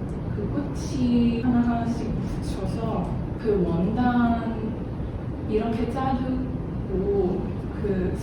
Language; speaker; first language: Korean; non-native, learner; Cantonese